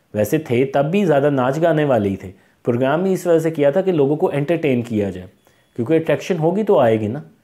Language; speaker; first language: Urdu; non-native, local second language; Punjabi